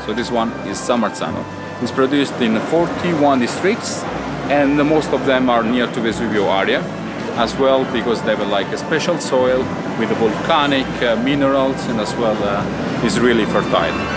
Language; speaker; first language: English; non-native, fluent; Italian